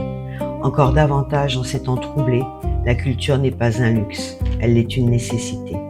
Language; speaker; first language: French; native; French